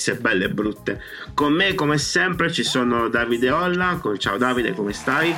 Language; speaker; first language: Italian; native; Italian